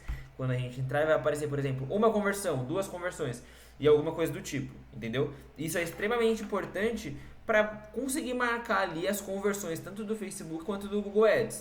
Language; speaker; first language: Portuguese; native; Portuguese